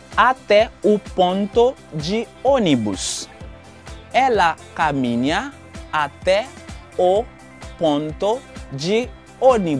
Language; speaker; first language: Portuguese; non-native, fluent; Haitian Creole